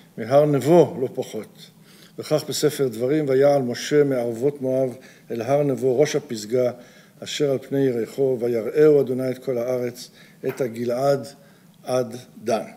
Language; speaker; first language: Hebrew; early bilingual, other home language; English